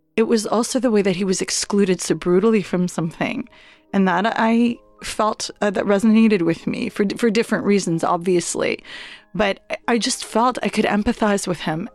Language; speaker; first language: English; native; English